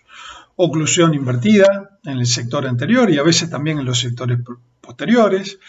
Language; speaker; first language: Spanish; native; Spanish